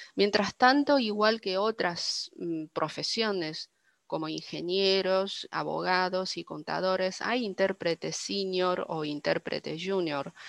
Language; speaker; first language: Spanish; non-native, fluent; Chinese